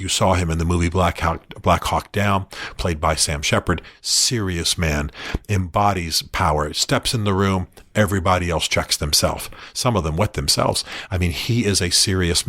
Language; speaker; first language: English; native; English